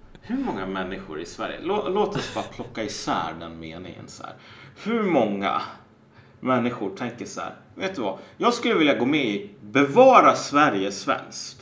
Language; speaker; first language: Swedish; native; Swedish